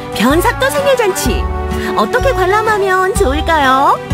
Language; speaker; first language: Korean; native; Korean